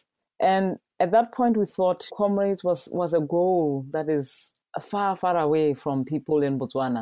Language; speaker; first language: English; non-native, local second language; Tswana